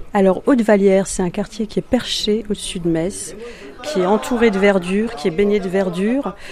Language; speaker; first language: French; native; French